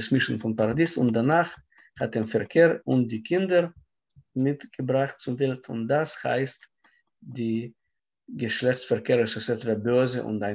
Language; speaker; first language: German; non-native, fluent; Russian